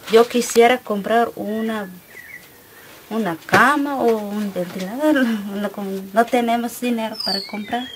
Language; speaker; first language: Spanish; non-native, local second language; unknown